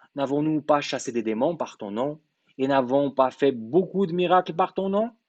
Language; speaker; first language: French; non-native, fluent; Portuguese